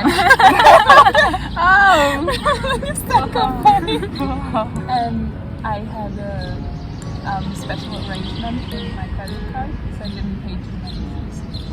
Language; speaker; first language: English; non-native, fluent; German